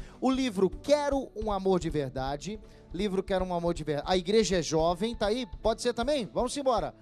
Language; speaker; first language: Portuguese; native; Portuguese